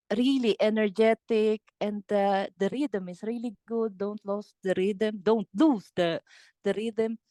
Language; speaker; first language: English; non-native, local second language; Filipino